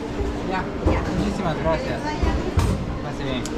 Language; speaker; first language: Spanish; native; Spanish